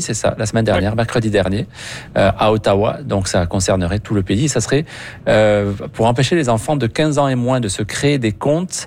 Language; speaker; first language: French; native; French